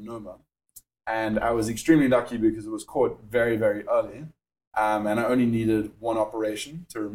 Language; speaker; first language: English; native; English